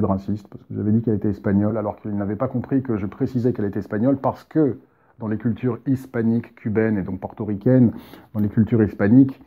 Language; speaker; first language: French; native; French